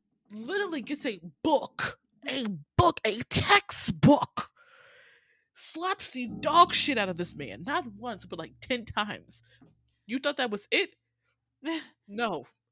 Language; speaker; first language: English; native; English